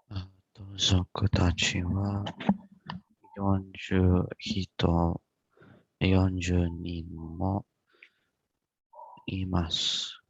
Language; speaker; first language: Japanese; non-native, learner; Indonesian